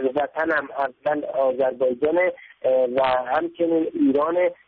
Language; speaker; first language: Persian; non-native, local second language; Azerbaijani